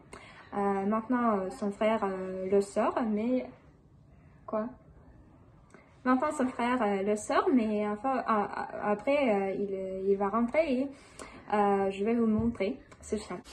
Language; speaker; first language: French; non-native, fluent; Russian